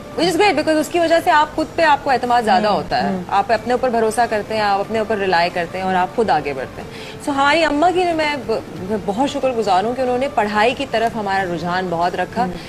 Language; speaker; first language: Urdu; native; Urdu